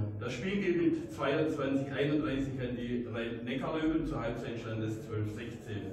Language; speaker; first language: German; native; German